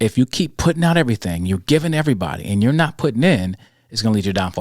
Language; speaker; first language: English; native; English